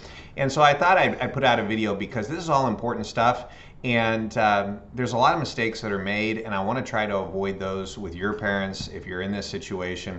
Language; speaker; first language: English; native; English